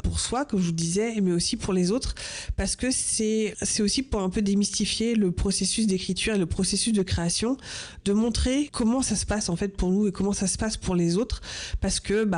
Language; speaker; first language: French; native; French